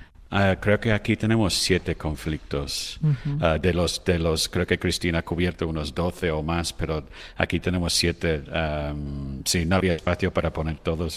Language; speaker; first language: Spanish; non-native, fluent; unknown